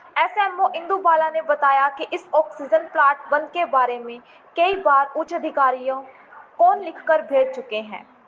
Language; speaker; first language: Hindi; non-native, local second language; Punjabi